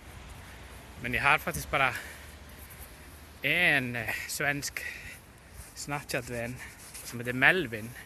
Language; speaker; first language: Swedish; non-native, learner; Icelandic